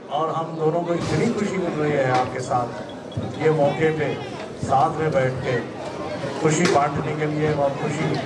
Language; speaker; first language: Urdu; non-native, local second language; Telugu